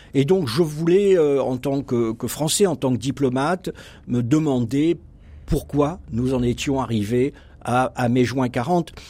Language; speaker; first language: French; native; French